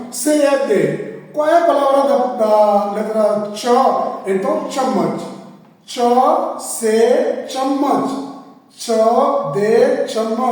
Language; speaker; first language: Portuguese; non-native, fluent; Hindi